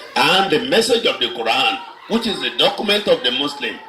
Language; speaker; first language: English; non-native, local second language; Yoruba